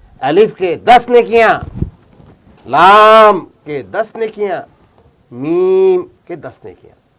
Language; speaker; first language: Urdu; native; Urdu